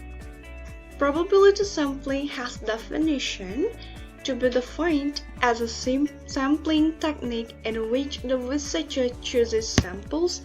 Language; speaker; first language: English; non-native, learner; Indonesian